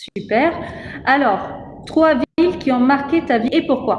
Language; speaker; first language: French; native; French